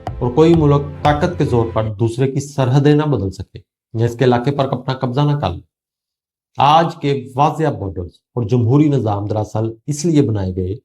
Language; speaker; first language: Urdu; native; Urdu